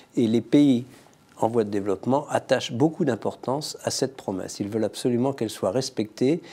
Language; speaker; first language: French; native; French